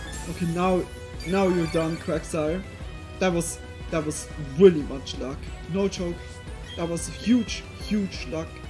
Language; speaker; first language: English; non-native, fluent; Swiss German